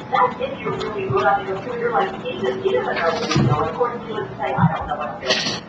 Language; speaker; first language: English; native; English